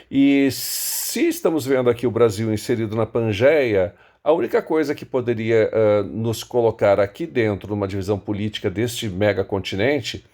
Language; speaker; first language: Portuguese; native; Portuguese